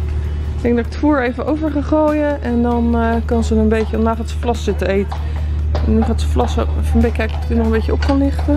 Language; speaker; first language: Dutch; native; Dutch